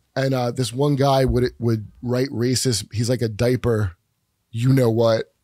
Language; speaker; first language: English; native; English